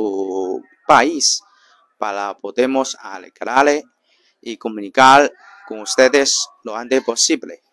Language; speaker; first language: Spanish; non-native, learner; Chinese